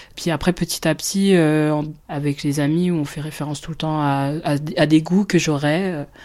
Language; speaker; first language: French; native; French